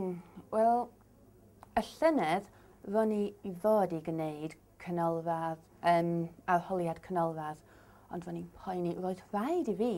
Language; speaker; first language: Welsh; non-native, learner; English